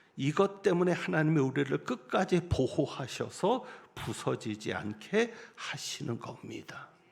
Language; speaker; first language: Korean; native; Korean